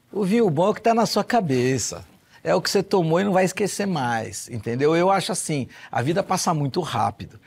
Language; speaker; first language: Portuguese; native; Portuguese